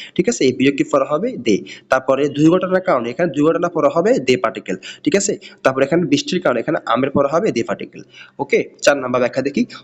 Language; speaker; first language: Bangla; native; Bangla